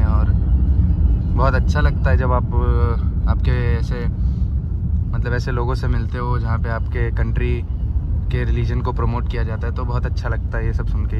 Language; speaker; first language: Hindi; native; Hindi